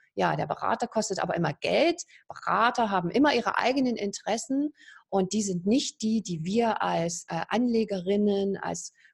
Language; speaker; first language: German; native; German